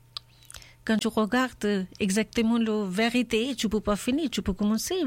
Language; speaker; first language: French; non-native, learner; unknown